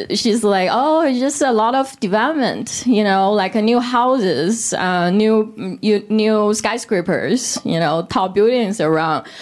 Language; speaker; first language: English; non-native, fluent; Korean